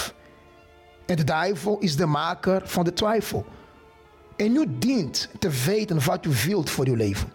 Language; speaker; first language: Dutch; non-native, fluent; Portuguese